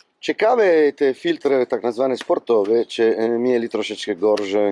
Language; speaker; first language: Polish; non-native, learner; Italian